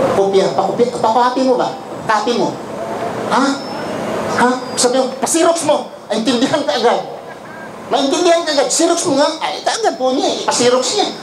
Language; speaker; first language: Filipino; non-native, local second language; Cebuano